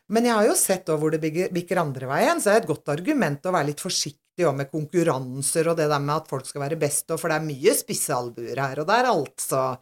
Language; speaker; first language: Norwegian; native; Norwegian